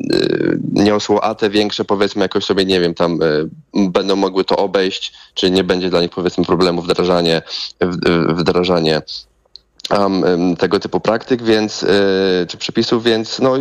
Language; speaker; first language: Polish; native; Polish